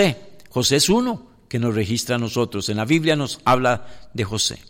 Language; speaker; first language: Spanish; native; Spanish